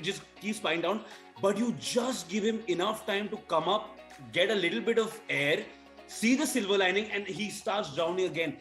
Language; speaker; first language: English; non-native, local second language; Hindi